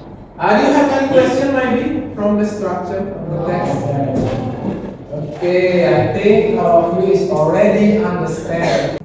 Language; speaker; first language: English; non-native, learner; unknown